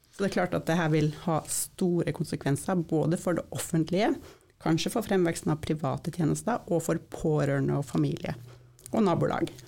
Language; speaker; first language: Norwegian; native; Norwegian